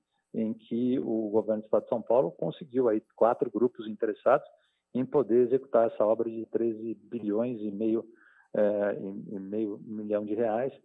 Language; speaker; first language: Portuguese; native; Portuguese